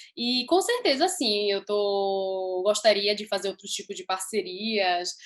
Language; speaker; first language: Portuguese; early bilingual, heritage; Portuguese